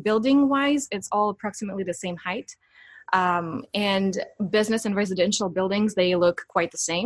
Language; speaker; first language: English; non-native, fluent; Ukrainian